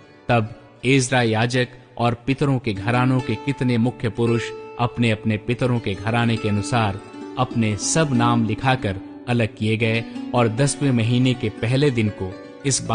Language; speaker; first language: Hindi; native; Hindi